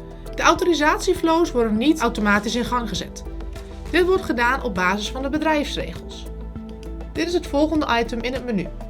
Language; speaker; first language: Dutch; native; Dutch